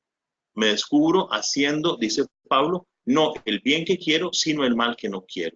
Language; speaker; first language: Spanish; native; Spanish